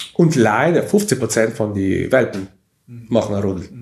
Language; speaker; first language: German; non-native, learner; Italian